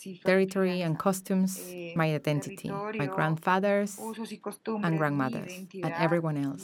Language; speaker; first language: English; non-native, fluent; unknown